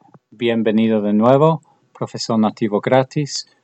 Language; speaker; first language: Spanish; non-native, fluent; English